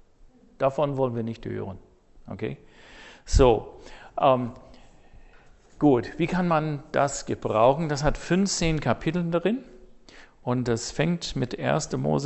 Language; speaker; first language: German; non-native, fluent; English